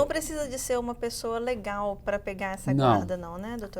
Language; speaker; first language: Portuguese; native; Portuguese